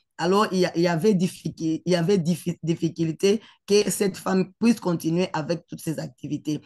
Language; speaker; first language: French; non-native, local second language; Swahili